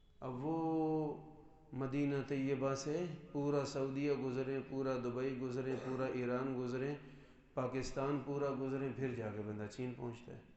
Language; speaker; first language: Urdu; non-native, local second language; Punjabi